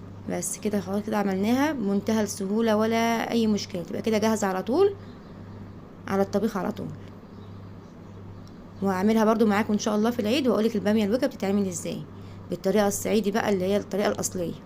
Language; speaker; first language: Arabic; native; Arabic